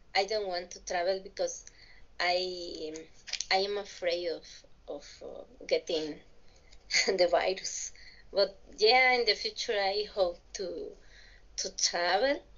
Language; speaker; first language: English; non-native, learner; Spanish